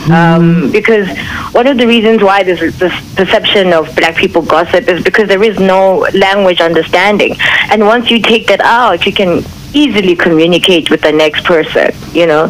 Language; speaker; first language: English; non-native, local second language; Zulu